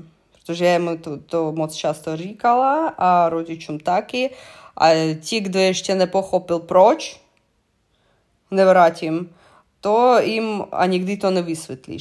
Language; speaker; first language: Czech; non-native, fluent; Russian